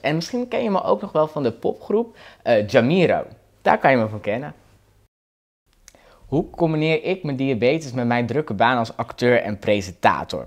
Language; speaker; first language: Dutch; native; Dutch